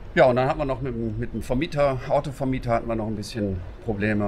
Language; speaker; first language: German; native; German